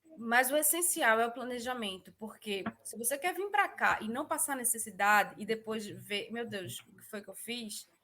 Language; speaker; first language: Portuguese; native; Portuguese